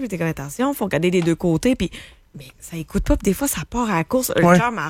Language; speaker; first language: French; native; French